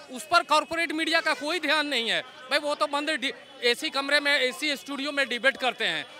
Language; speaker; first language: Hindi; native; Hindi